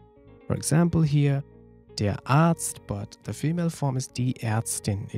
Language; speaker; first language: German; non-native, fluent; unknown